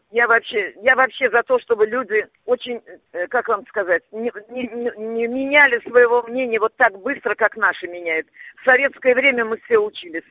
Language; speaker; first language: Russian; native; Russian